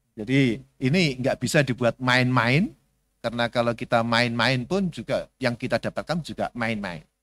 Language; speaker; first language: Indonesian; native; Indonesian